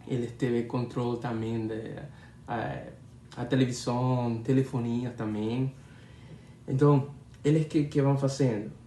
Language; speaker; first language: Portuguese; non-native, learner; Spanish